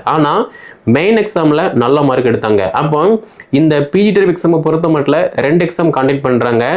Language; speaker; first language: Tamil; native; Tamil